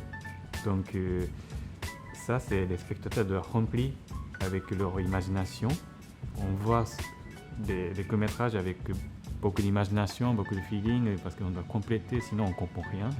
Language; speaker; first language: French; non-native, fluent; Japanese